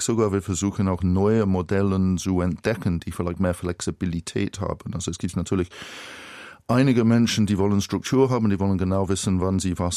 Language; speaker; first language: German; non-native, fluent; English